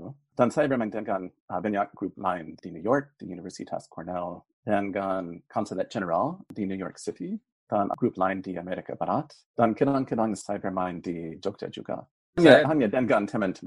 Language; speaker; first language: Indonesian; non-native, fluent; English